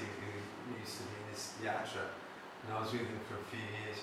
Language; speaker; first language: English; native; English